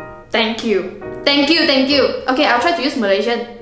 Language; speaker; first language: English; non-native, local second language; Chinese